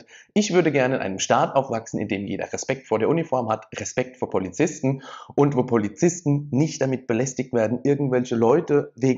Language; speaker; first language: German; native; German